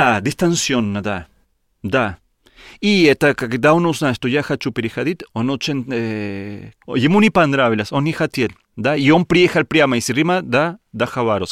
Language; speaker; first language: Russian; non-native, learner; Spanish